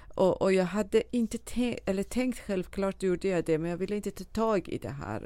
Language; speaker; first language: Swedish; non-native, fluent; Persian